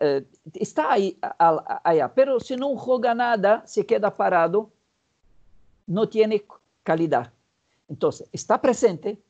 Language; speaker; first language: Spanish; non-native, fluent; Portuguese